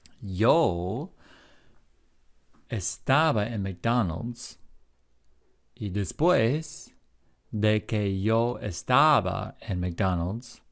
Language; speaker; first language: Spanish; non-native, fluent; English